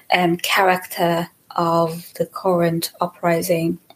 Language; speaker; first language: English; non-native, fluent; Persian